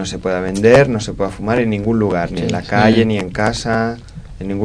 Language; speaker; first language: Spanish; native; Spanish